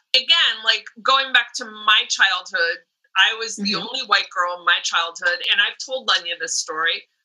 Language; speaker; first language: English; native; English